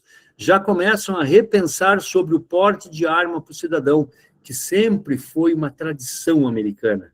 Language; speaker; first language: Portuguese; native; Portuguese